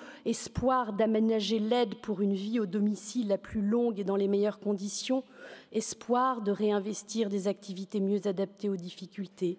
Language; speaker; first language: French; native; French